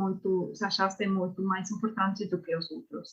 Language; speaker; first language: Portuguese; non-native, learner; English